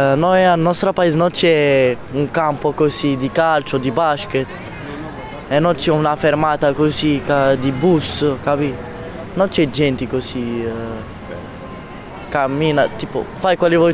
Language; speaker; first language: Italian; non-native, learner; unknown